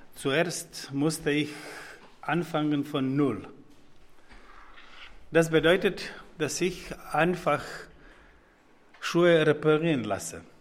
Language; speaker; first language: German; non-native, fluent; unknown